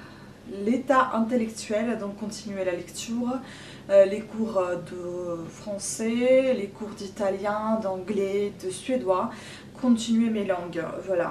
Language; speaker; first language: French; non-native, fluent; Russian